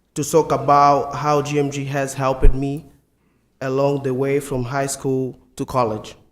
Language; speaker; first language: English; non-native, fluent; Portuguese